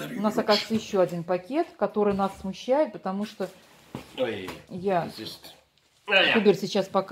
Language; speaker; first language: Russian; native; Russian